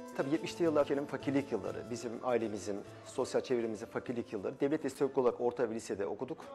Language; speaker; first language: Turkish; early bilingual, other home language; Kazakh